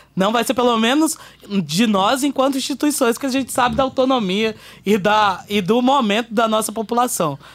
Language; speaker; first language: Portuguese; native; Portuguese